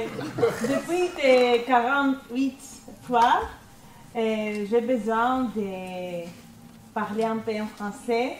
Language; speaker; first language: French; non-native, learner; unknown